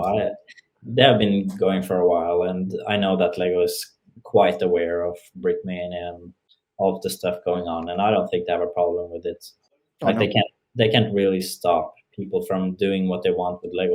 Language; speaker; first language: English; non-native, fluent; Norwegian